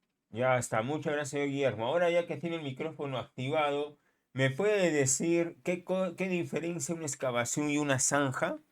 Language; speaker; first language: Spanish; native; Spanish